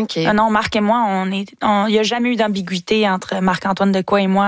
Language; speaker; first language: French; native; French